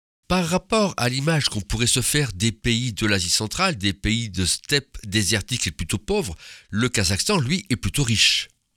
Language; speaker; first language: French; native; French